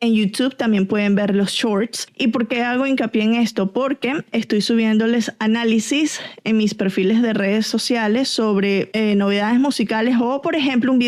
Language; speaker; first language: Spanish; native; Spanish